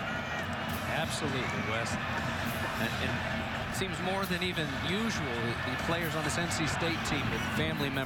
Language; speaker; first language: English; native; English